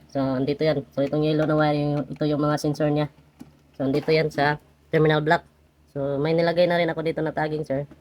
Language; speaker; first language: Filipino; non-native, local second language; Cebuano